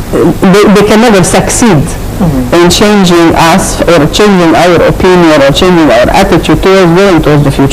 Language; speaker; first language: English; non-native, fluent; Arabic